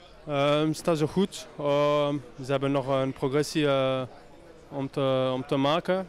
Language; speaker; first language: Dutch; non-native, learner; French